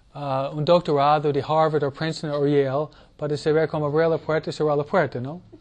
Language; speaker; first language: Spanish; non-native, fluent; English